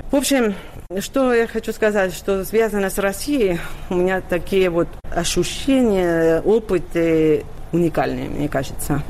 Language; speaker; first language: Russian; non-native, fluent; Catalan